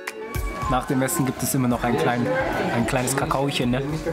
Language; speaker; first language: German; native; German